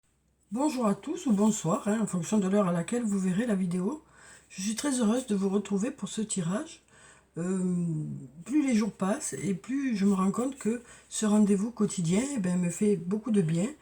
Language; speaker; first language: French; native; French